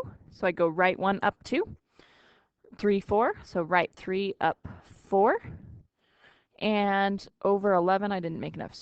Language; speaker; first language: English; native; English